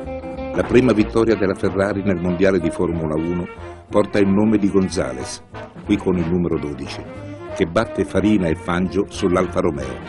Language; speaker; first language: Italian; native; Italian